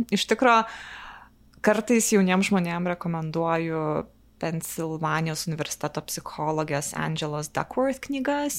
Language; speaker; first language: Lithuanian; native; Lithuanian